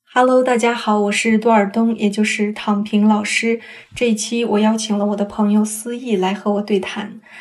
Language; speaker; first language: Chinese; non-native, local second language; Mongolian